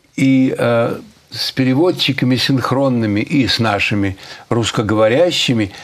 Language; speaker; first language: Russian; native; Russian